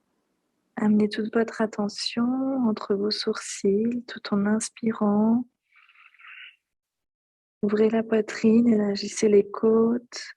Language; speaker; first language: French; native; French